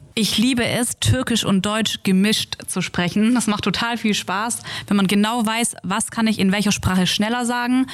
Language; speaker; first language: German; native; German